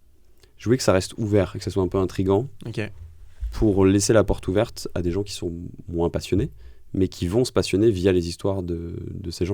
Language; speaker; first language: French; native; French